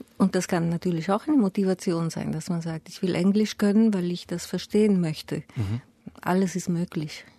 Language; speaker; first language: German; native; German